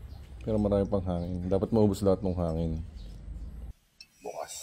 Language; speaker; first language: Filipino; native; Filipino